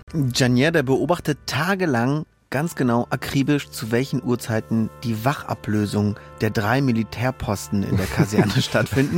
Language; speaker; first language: German; native; German